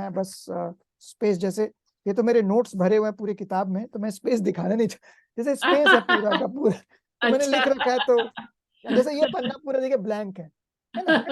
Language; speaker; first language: Hindi; native; Hindi